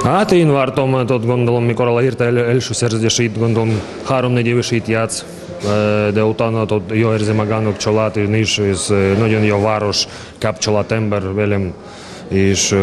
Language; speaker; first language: Hungarian; non-native, learner; Russian